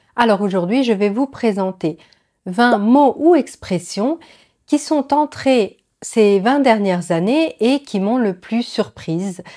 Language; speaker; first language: French; native; French